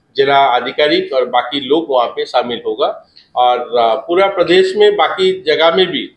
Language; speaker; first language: Hindi; non-native, local second language; Bangla